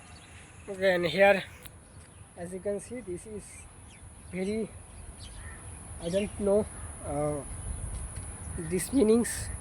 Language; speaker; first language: English; non-native, learner; Bangla